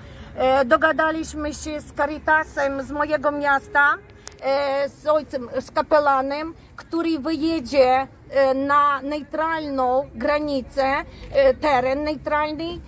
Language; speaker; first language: Polish; non-native, fluent; Ukrainian